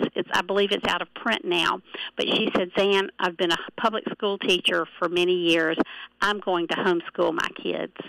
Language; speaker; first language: English; native; English